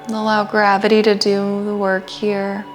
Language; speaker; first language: English; native; English